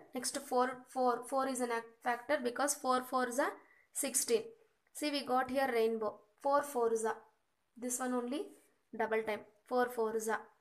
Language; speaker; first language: English; non-native, local second language; Kannada